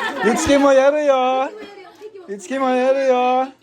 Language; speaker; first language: Japanese; non-native, learner; Filipino